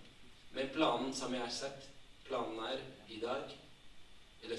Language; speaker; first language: Norwegian; non-native, fluent; Tigrinya